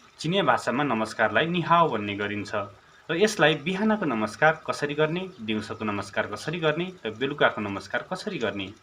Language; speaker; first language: Nepali; native; Nepali